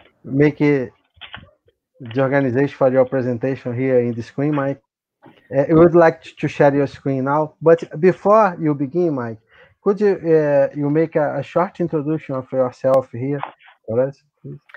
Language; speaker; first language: English; non-native, learner; Portuguese